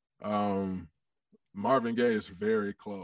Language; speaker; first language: English; native; English